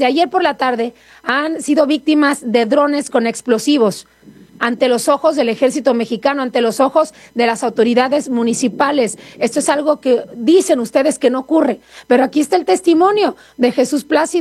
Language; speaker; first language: Spanish; native; Spanish